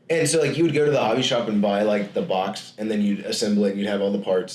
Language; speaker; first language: English; native; English